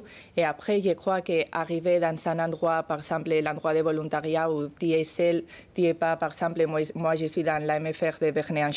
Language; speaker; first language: French; non-native, learner; Spanish